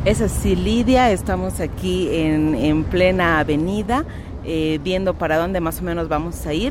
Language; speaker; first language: Spanish; native; Spanish